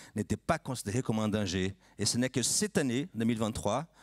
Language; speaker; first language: French; non-native, fluent; Portuguese